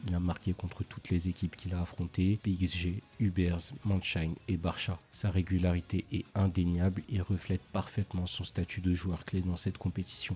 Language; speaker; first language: French; native; French